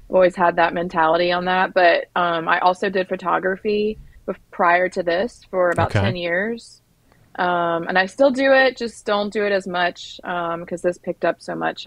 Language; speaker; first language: English; native; English